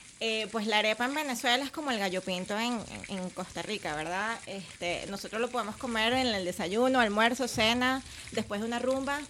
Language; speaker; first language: Spanish; native; Spanish